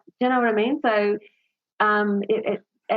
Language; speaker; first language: English; native; English